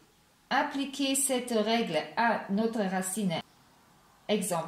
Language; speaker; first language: French; non-native, fluent; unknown